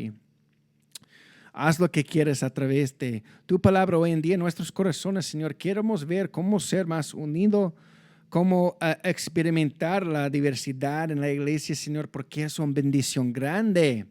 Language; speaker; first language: Spanish; non-native, fluent; English